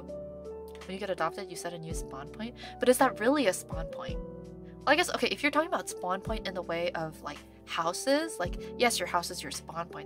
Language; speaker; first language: English; early bilingual, other home language; Korean